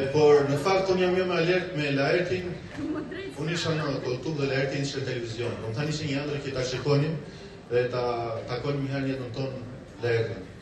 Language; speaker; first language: Albanian; early bilingual, heritage; Albanian